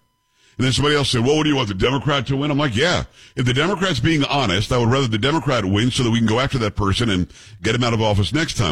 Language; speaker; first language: English; native; English